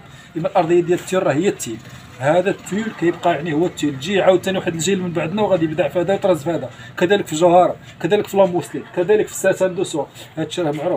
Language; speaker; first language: Arabic; native; Arabic